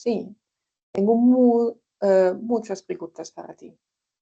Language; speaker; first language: Spanish; non-native, fluent; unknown